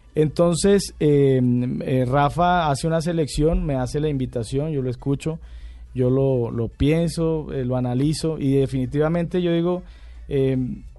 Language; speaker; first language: Spanish; native; Spanish